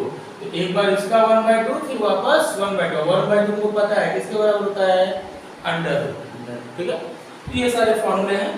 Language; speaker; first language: Hindi; native; Hindi